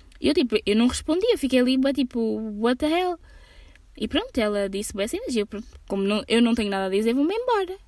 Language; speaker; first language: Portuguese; early bilingual, heritage; Portuguese